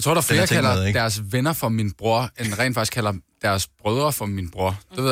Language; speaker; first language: Danish; native; Danish